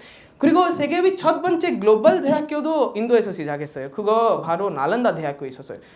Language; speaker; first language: Korean; non-native, fluent; Odia